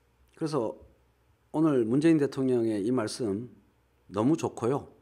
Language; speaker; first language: Korean; native; Korean